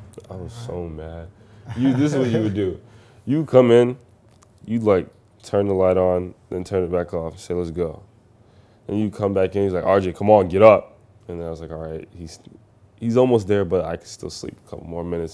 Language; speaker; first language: English; native; English